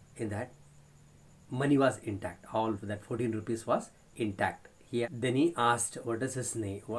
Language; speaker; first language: English; non-native, local second language; Kannada